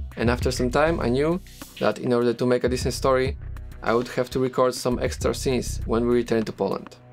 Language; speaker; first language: English; non-native, fluent; Polish